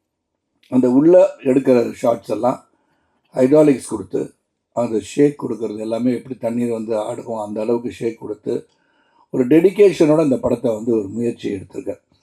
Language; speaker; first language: Tamil; native; Tamil